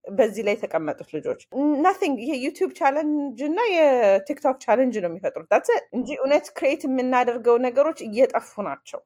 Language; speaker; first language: Amharic; early bilingual, heritage; Amharic